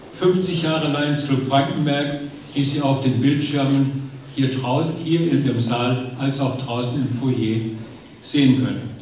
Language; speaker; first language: German; native; German